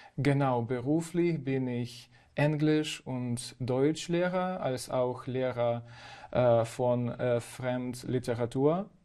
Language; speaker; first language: German; non-native, fluent; Ukrainian